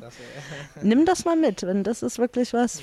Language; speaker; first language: German; native; German